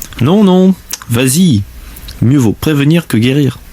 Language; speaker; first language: French; native; French